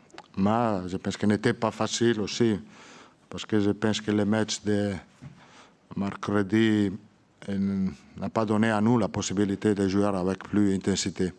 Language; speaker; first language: French; non-native, learner; Italian